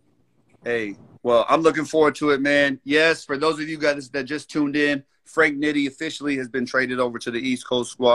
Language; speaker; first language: English; native; English